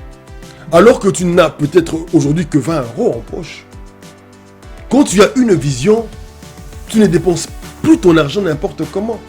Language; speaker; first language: French; non-native, local second language; Lingala